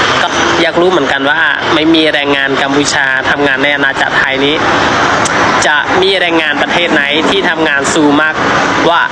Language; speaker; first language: Thai; non-native, fluent; Khmer